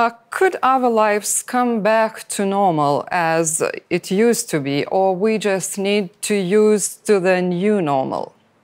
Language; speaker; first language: English; non-native, fluent; Lithuanian